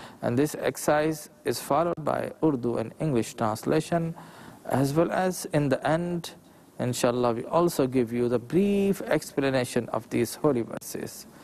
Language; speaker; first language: English; non-native, local second language; Urdu